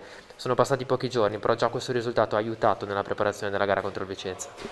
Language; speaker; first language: Italian; native; Italian